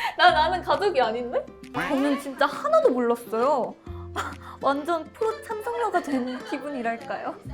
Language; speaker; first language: Korean; native; Korean